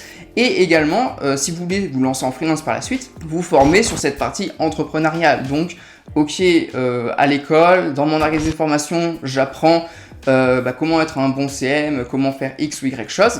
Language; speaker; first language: French; native; French